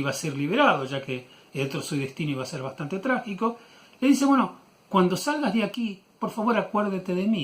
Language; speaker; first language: Spanish; native; Spanish